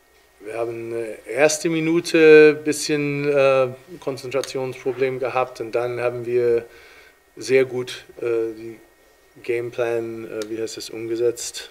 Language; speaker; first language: German; non-native, fluent; English